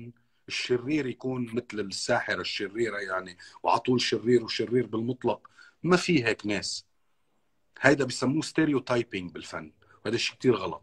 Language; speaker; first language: Arabic; native; Arabic